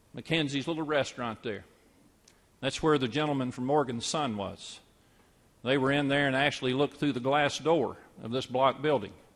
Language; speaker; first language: English; native; English